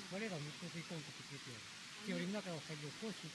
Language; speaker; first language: Russian; native; Russian